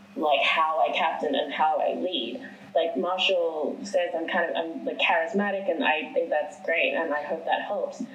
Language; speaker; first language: English; early bilingual, other home language; Chinese